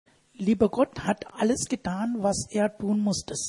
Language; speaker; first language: German; non-native, fluent; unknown